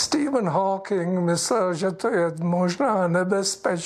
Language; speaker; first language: Czech; early bilingual, heritage; Czech